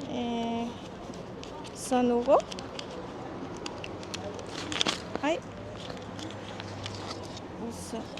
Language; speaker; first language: French; non-native, learner; Indonesian